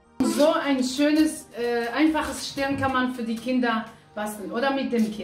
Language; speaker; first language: German; non-native, fluent; Aramaic